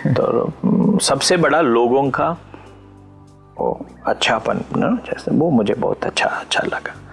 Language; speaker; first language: Hindi; non-native, local second language; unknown